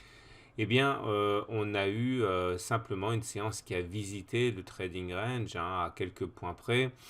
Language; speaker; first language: French; native; French